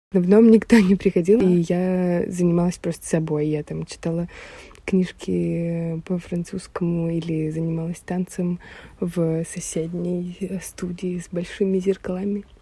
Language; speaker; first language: Russian; native; Russian